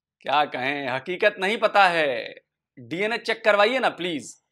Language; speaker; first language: Hindi; native; Hindi